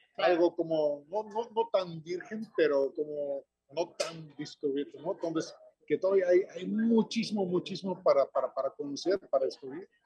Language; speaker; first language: Spanish; non-native, fluent; Dutch